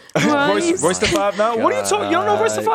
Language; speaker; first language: English; native; English